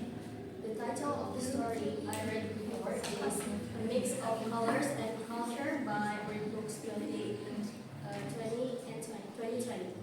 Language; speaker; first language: English; non-native, local second language; Indonesian